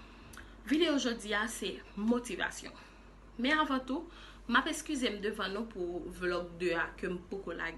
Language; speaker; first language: French; non-native, local second language; Haitian Creole